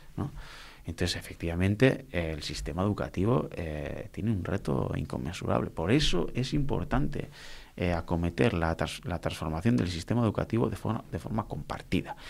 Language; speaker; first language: Spanish; non-native, local second language; Basque